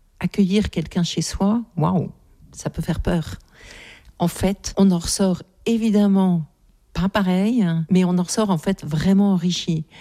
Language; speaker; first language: French; native; French